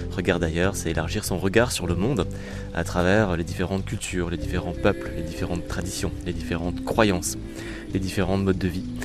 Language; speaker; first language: French; native; French